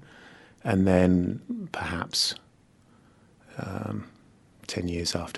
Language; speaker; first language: English; native; English